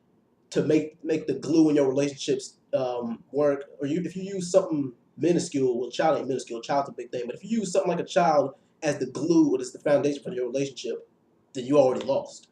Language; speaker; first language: English; native; English